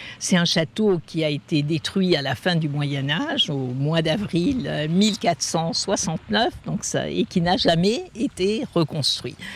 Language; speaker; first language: French; native; French